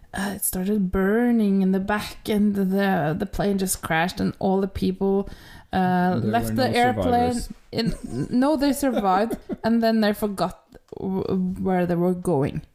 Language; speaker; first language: English; non-native, fluent; Norwegian